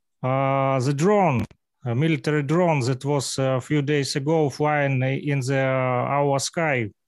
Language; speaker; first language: English; non-native, learner; Russian